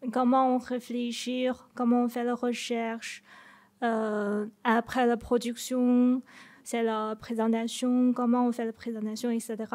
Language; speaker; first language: French; non-native, fluent; Chinese